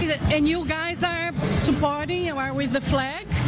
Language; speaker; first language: English; non-native, fluent; Portuguese